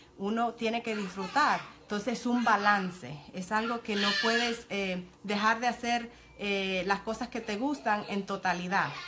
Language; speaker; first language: Spanish; early bilingual, heritage; Spanish